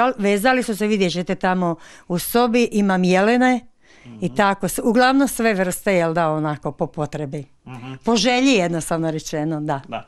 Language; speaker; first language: Croatian; native; Croatian